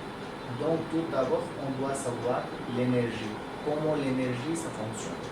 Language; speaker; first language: French; non-native, learner; Hindi